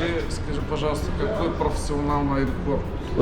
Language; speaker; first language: Russian; non-native, learner; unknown